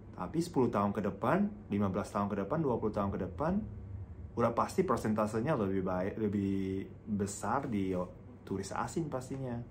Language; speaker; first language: Indonesian; non-native, fluent; Japanese